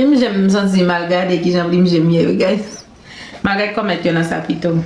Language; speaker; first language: French; non-native, learner; Haitian Creole